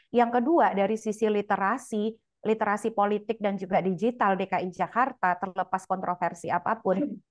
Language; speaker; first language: Indonesian; native; Indonesian